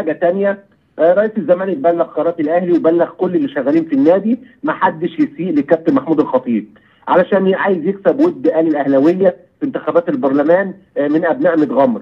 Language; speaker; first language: Arabic; native; Arabic